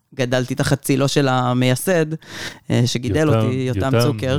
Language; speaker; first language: Hebrew; native; Hebrew